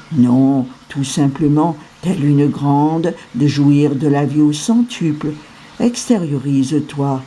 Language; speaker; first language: French; native; French